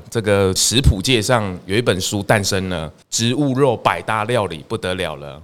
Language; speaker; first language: Chinese; native; Chinese